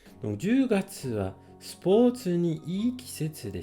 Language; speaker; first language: Japanese; non-native, fluent; French